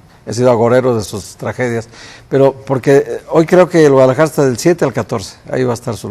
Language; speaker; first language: Spanish; native; Spanish